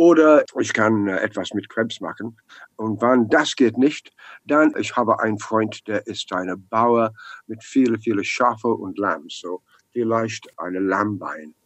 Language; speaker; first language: German; non-native, learner; English